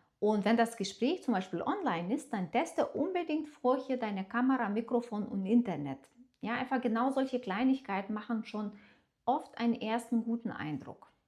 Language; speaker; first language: German; non-native, fluent; Lithuanian